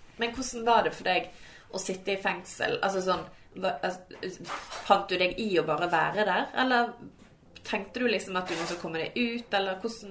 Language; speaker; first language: Norwegian; native; Norwegian